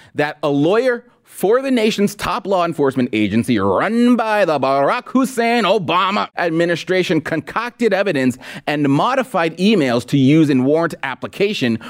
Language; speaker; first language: English; native; English